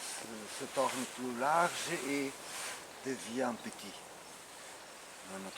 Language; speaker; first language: French; non-native, learner; Portuguese